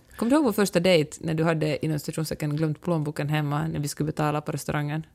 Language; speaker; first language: Swedish; native; Swedish